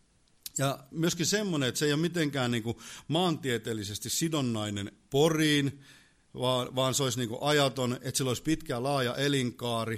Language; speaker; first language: Finnish; native; Finnish